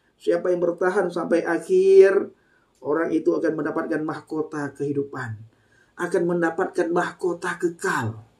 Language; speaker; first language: Indonesian; non-native, local second language; Achinese